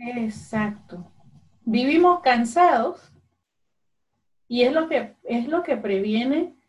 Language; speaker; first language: Spanish; early bilingual, other home language; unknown